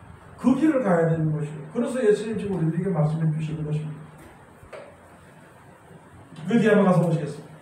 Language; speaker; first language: Korean; native; Korean